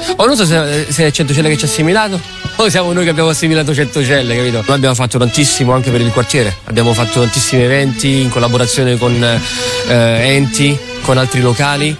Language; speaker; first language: Italian; early bilingual, other home language; Arabic